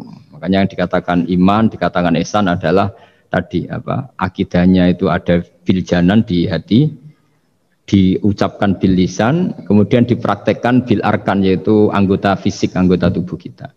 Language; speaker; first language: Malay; non-native, local second language; Javanese